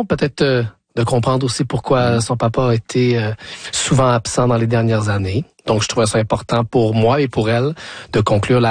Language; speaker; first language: French; native; French